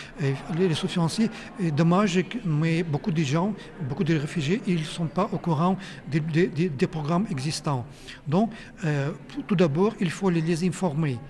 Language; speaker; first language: French; non-native, fluent; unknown